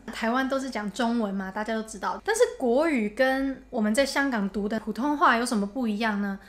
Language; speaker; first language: Chinese; non-native, local second language; Cantonese